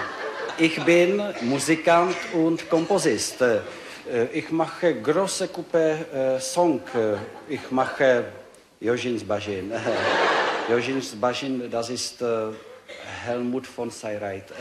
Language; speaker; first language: German; non-native, learner; Czech